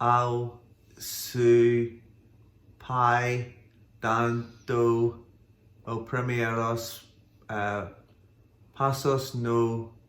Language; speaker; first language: Portuguese; non-native, learner; English